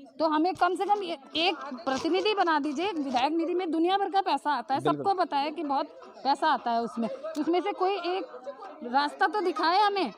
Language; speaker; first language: Hindi; native; Hindi